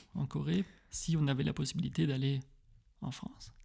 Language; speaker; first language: French; early bilingual, heritage; French